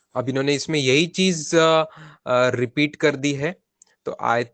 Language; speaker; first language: Hindi; non-native, local second language; Marathi